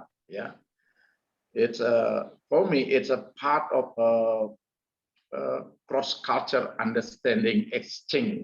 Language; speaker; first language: English; non-native, fluent; Indonesian